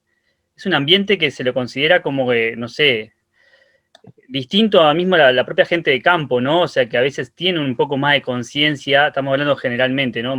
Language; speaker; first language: Spanish; native; Spanish